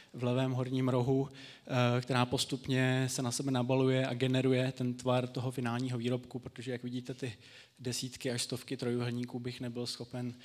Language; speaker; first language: Czech; native; Czech